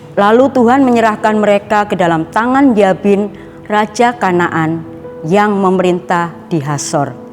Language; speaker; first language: Indonesian; native; Indonesian